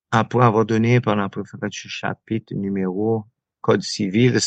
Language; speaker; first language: French; non-native, local second language; Haitian Creole